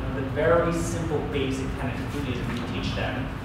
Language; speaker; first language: English; native; English